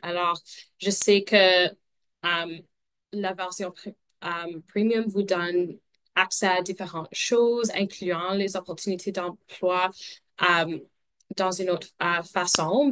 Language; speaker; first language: French; non-native, local second language; English